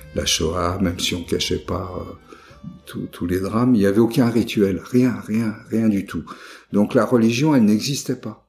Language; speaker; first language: French; native; French